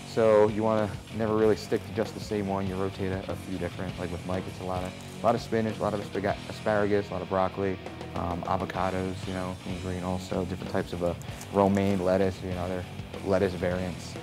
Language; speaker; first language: English; native; English